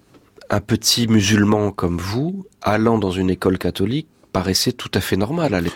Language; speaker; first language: French; native; French